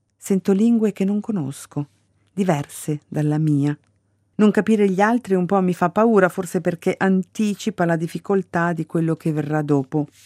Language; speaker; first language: Italian; early bilingual, other home language; Galician